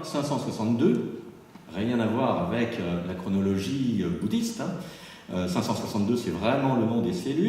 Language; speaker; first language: French; native; French